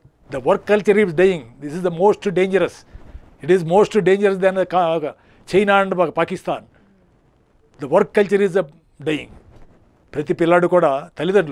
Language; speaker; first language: English; non-native, local second language; Telugu